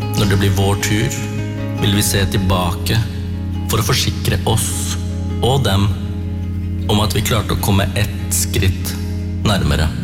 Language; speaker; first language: Norwegian; early bilingual, other home language; Tamil